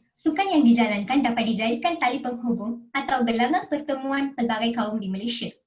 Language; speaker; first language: Malay; non-native, local second language; Tamil